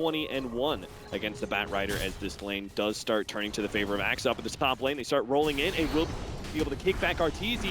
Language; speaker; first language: English; native; English